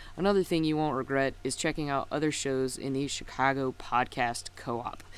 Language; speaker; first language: English; native; English